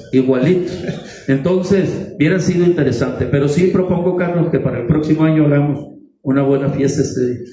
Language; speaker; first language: Spanish; native; Spanish